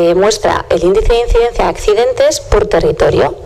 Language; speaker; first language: Spanish; native; Spanish